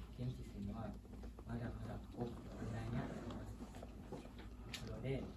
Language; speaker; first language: Japanese; non-native, learner; Thai